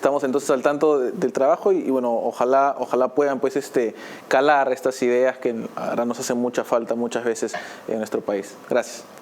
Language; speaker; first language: Spanish; native; Spanish